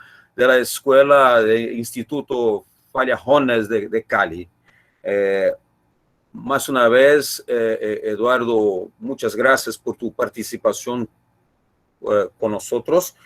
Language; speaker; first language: Spanish; non-native, learner; Portuguese